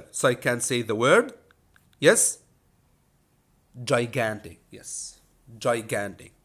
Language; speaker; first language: English; non-native, fluent; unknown